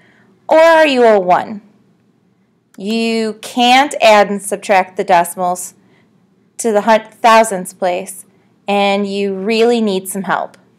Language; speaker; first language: English; native; English